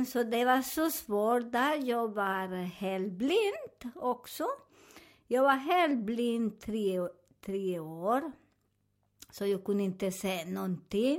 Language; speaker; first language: Swedish; non-native, learner; Spanish